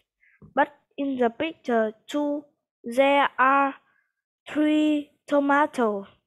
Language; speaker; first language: English; non-native, learner; Vietnamese